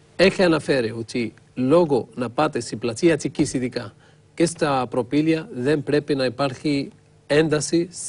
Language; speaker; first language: Greek; non-native, fluent; French